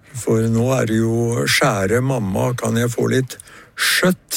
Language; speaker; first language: Norwegian; native; Norwegian